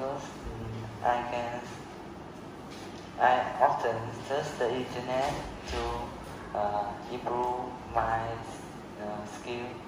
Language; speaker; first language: English; non-native, learner; Vietnamese